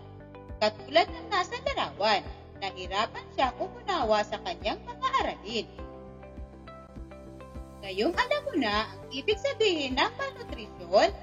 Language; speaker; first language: Filipino; native; Filipino